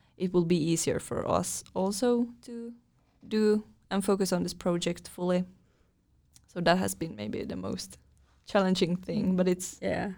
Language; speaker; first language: English; non-native, fluent; Finnish